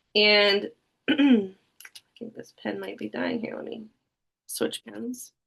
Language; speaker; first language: English; native; English